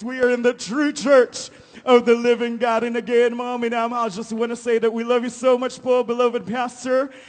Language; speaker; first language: English; non-native, local second language; Filipino